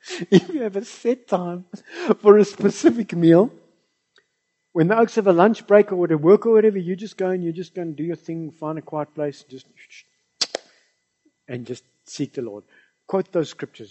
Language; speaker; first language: English; non-native, local second language; Afrikaans